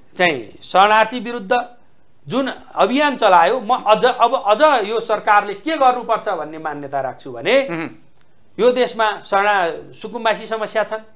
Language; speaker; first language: Nepali; native; Nepali